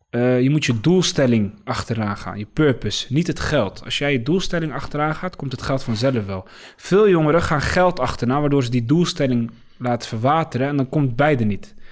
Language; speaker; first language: Dutch; early bilingual, other home language; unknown